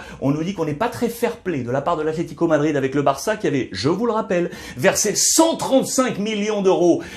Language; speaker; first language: French; native; French